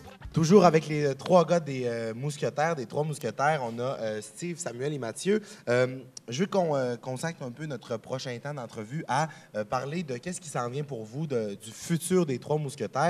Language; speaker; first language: French; native; French